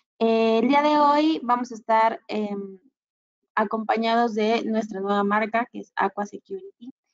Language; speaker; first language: Spanish; native; Spanish